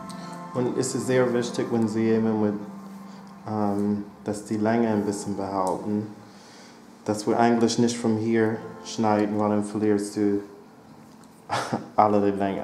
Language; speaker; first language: German; non-native, fluent; English